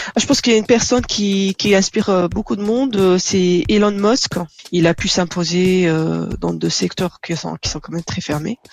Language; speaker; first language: French; non-native, local second language; Arabic